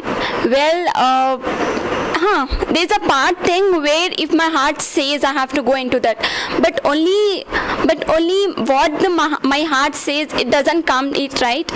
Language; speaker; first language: English; non-native, local second language; Kannada